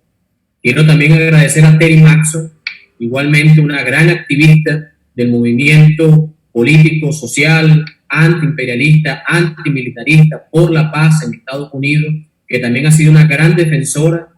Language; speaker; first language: Spanish; native; Spanish